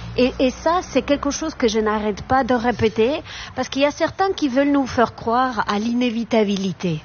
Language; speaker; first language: French; non-native, fluent; Spanish